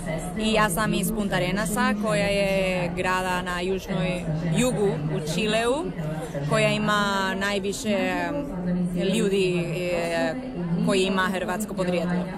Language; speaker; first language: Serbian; non-native, learner; Spanish